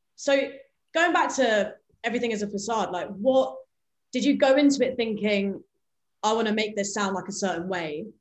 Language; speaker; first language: English; native; English